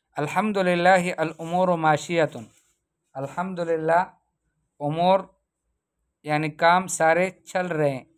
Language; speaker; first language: Urdu; native; Urdu